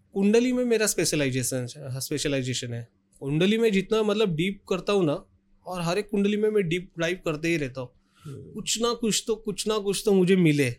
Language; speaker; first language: Hindi; non-native, local second language; Marathi